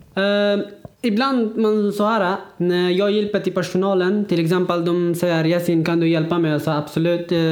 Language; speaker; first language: Swedish; non-native, learner; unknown